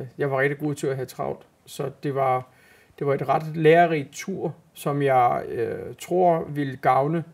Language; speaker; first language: Danish; early bilingual, other home language; Turkish